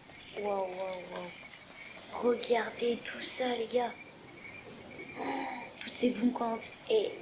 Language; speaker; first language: French; native; French